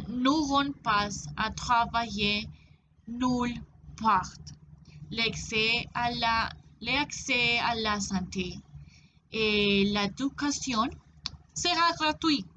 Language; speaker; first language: French; non-native, learner; Spanish